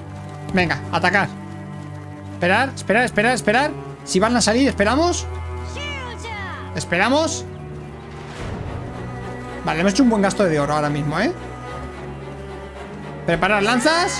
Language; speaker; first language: Spanish; native; Spanish